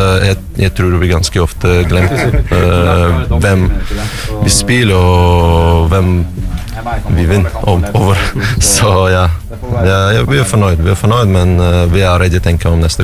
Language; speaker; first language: Norwegian; non-native, learner; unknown